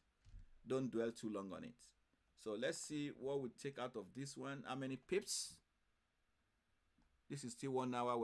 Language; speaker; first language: English; non-native, fluent; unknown